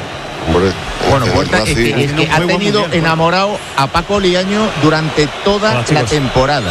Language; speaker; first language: Spanish; native; Spanish